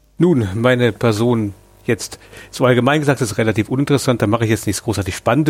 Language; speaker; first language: German; native; German